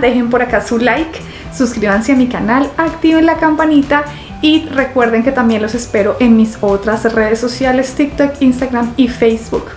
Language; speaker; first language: Spanish; native; Spanish